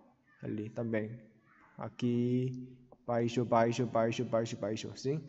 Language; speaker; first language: Portuguese; non-native, learner; Korean